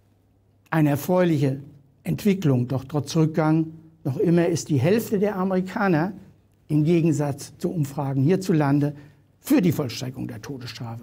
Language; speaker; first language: German; native; German